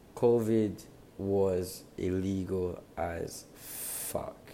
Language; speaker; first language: English; native; English